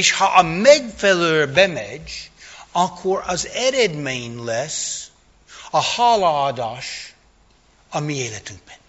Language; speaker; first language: Hungarian; non-native, fluent; English